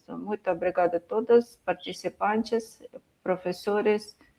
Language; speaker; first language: Portuguese; non-native, learner; Ukrainian